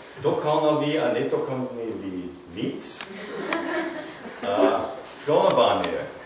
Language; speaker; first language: Slovak; non-native, learner; German